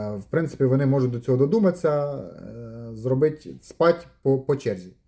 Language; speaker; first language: Ukrainian; non-native, local second language; Russian